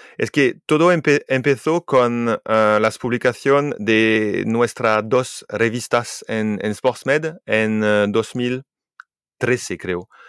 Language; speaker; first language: Spanish; non-native, fluent; French